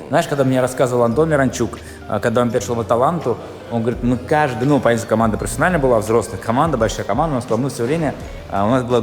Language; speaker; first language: Russian; native; Russian